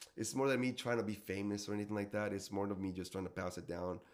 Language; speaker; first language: English; non-native, fluent; Spanish